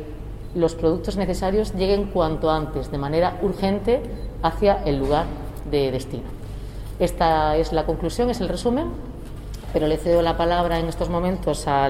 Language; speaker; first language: Spanish; native; Spanish